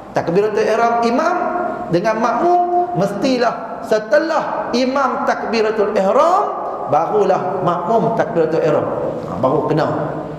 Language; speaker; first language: Malay; native; Malay